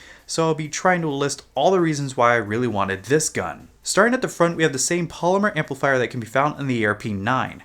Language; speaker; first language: English; native; English